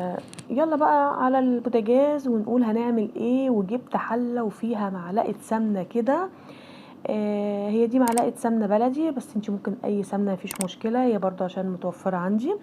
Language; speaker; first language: Arabic; native; Arabic